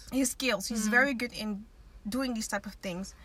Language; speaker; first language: English; non-native, fluent; Dutch